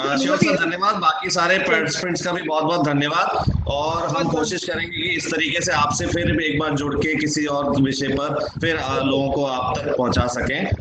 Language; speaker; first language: Hindi; native; Hindi